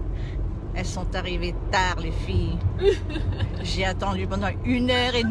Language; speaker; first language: French; non-native, fluent; Thai